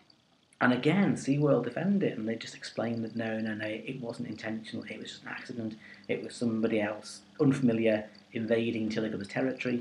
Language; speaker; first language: English; native; English